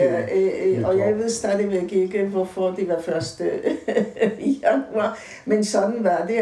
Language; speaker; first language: Danish; native; Danish